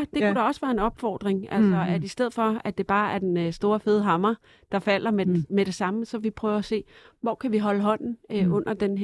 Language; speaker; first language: Danish; native; Danish